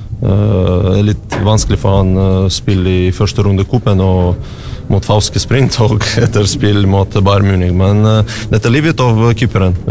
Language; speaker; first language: Norwegian; non-native, learner; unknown